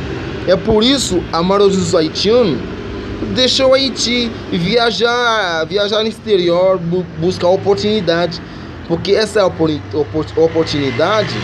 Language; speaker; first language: Portuguese; non-native, learner; Haitian Creole